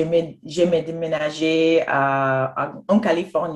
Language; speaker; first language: French; non-native, fluent; Spanish